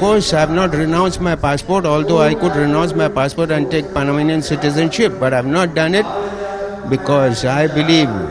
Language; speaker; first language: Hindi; non-native, local second language; Sindhi